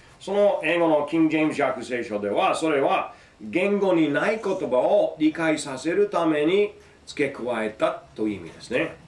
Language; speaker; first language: Japanese; non-native, fluent; English